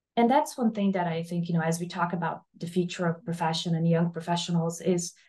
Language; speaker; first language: English; non-native, fluent; Portuguese